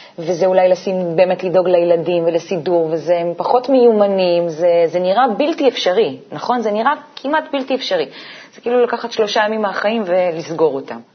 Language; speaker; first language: Hebrew; native; Hebrew